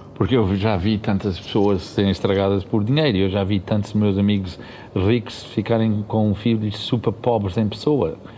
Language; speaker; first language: Portuguese; early bilingual, heritage; Portuguese